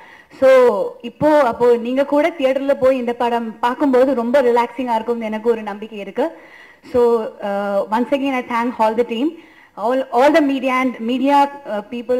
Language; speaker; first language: Tamil; non-native, learner; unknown